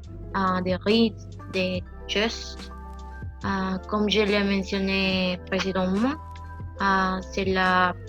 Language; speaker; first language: French; non-native, learner; Spanish